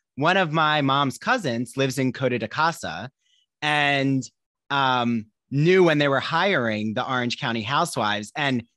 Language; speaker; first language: English; native; English